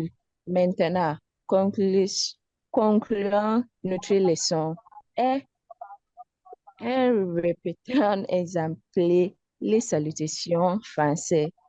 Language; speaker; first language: French; non-native, learner; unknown